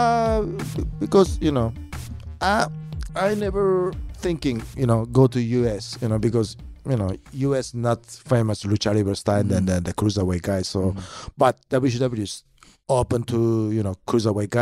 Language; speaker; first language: English; non-native, learner; Japanese